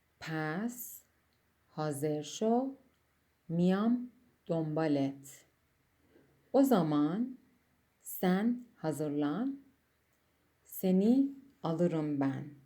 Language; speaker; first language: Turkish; non-native, fluent; Persian